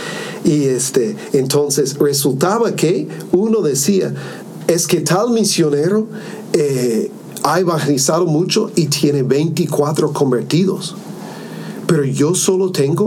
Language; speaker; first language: Spanish; non-native, fluent; English